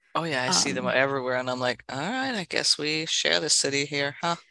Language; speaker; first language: English; non-native, fluent; German